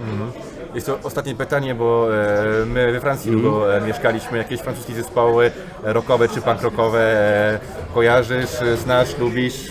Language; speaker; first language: Polish; native; Polish